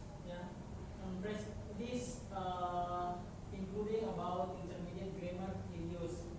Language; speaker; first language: English; non-native, local second language; Indonesian